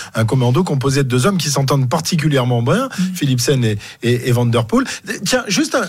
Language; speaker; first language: French; native; French